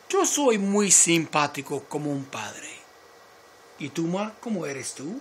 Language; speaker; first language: Spanish; non-native, learner; English